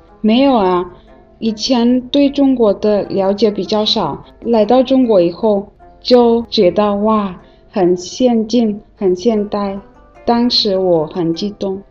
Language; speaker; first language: Chinese; non-native, fluent; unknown